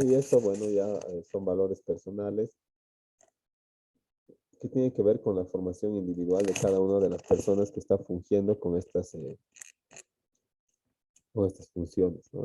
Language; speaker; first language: Spanish; native; Spanish